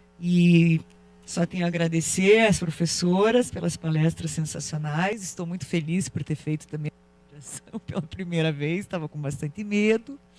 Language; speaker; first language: Portuguese; native; Portuguese